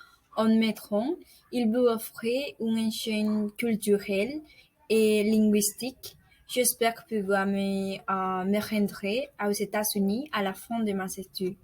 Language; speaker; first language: French; non-native, learner; Spanish